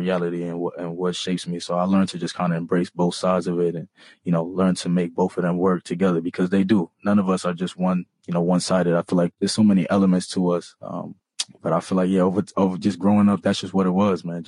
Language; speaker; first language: English; early bilingual, other home language; Bambara